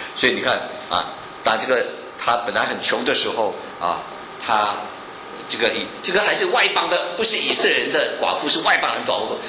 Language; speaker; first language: Chinese; native; Chinese